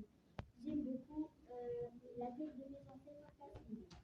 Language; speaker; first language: French; non-native, learner; Arabic